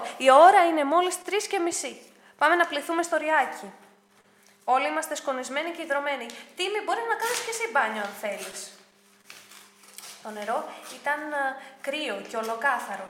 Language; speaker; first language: Greek; native; Greek